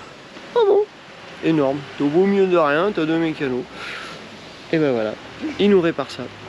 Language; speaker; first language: French; native; French